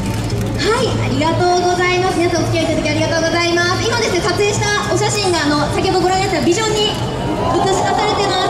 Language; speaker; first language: Japanese; native; Japanese